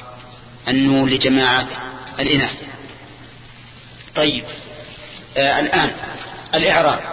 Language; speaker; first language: Arabic; native; Arabic